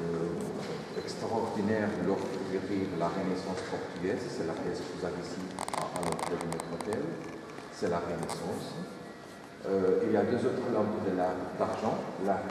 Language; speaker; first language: French; non-native, fluent; Portuguese